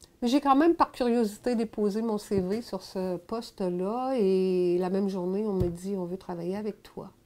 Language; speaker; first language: French; native; French